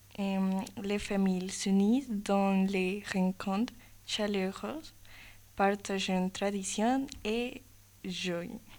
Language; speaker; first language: French; non-native, learner; Spanish